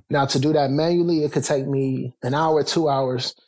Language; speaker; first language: English; native; English